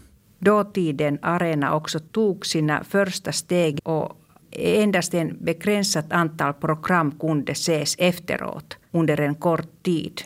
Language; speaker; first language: Swedish; non-native, local second language; Finnish